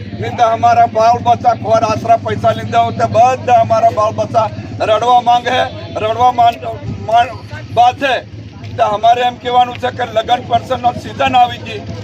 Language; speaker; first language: Gujarati; non-native, local second language; Rathawi